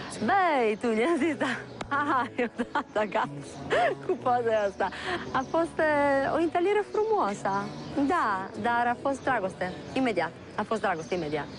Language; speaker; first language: Romanian; non-native, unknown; Italian